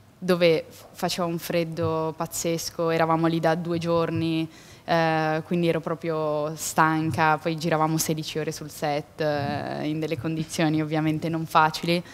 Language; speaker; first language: Italian; native; Italian